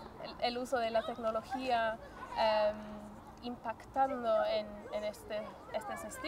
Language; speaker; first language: Spanish; non-native, fluent; English